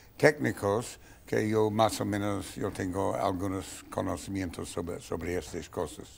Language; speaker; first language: Spanish; non-native, fluent; English